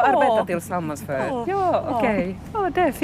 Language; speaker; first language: Swedish; non-native, learner; Finnish